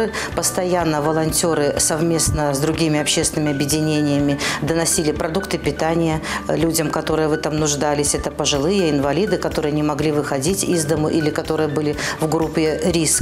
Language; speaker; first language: Russian; native; Russian